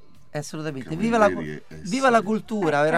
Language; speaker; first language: Italian; native; Italian